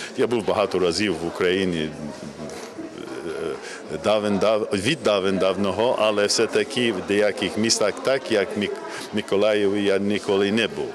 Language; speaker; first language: Ukrainian; early bilingual, heritage; English